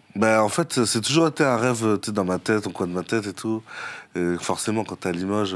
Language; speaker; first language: French; native; French